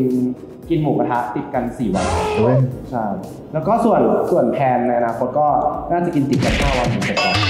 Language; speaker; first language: Thai; native; Thai